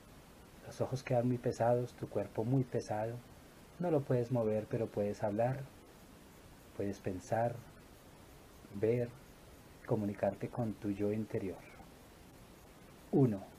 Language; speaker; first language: Spanish; native; Spanish